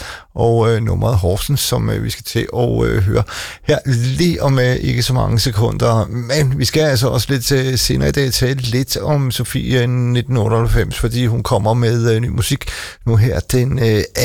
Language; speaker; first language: Danish; native; Danish